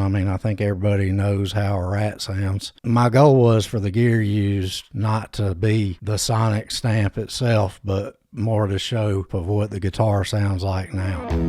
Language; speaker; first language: English; native; English